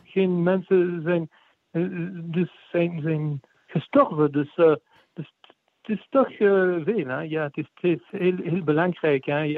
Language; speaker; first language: Dutch; non-native, fluent; French